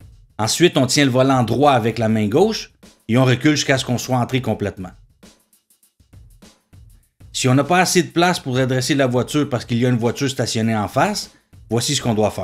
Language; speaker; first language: French; native; French